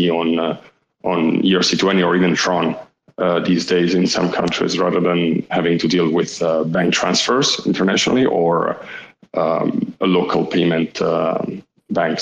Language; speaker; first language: English; non-native, fluent; Italian